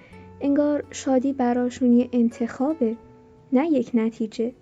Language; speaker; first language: Persian; native; Persian